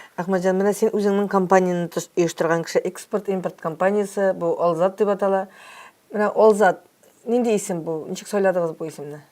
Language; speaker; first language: Tatar; native; Tatar